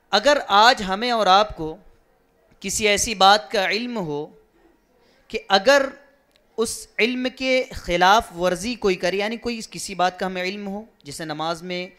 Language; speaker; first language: Urdu; native; Urdu